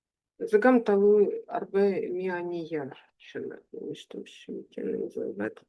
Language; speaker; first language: Hebrew; non-native, fluent; Russian